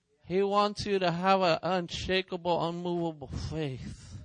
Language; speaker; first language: English; early bilingual, other home language; Spanish